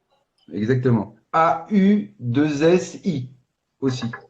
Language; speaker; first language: French; non-native, fluent; Portuguese